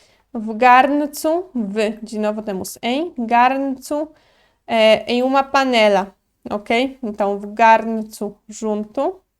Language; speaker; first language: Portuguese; non-native, fluent; Polish